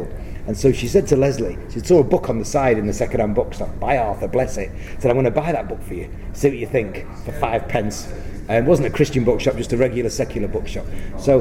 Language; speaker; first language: English; native; English